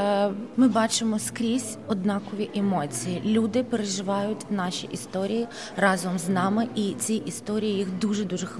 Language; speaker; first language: Polish; non-native, learner; Ukrainian